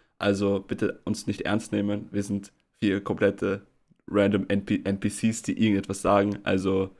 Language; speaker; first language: German; native; German